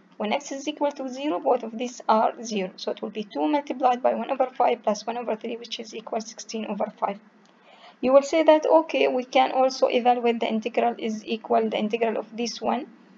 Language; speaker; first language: English; non-native, fluent; Arabic